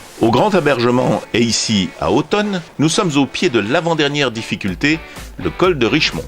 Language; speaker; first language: French; native; French